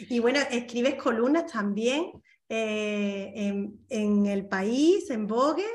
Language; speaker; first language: Spanish; native; Spanish